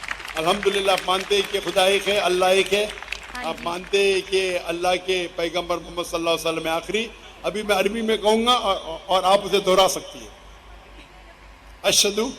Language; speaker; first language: Hindi; non-native, local second language; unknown